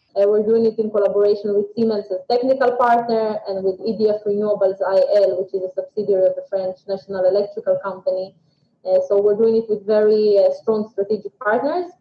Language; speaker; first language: English; non-native, fluent; Russian